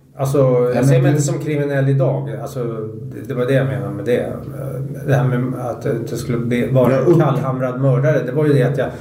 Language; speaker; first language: Swedish; native; Swedish